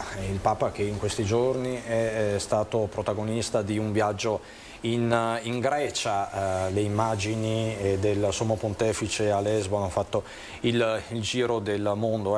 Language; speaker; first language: Italian; native; Italian